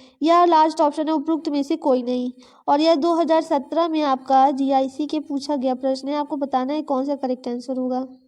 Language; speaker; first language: Hindi; native; Hindi